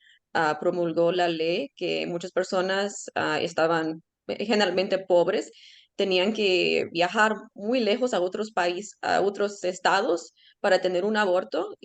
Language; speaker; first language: Spanish; early bilingual, heritage; Spanish